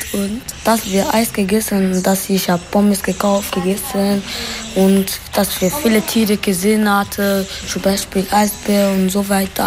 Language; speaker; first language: German; non-native, learner; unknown